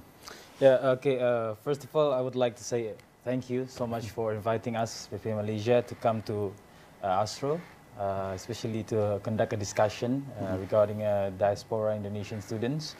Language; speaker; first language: English; non-native, fluent; Indonesian